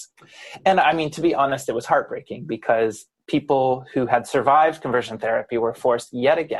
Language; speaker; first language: English; native; English